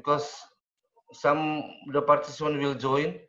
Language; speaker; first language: English; non-native, learner; Indonesian